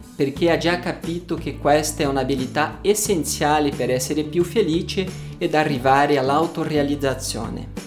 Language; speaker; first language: Italian; non-native, fluent; Portuguese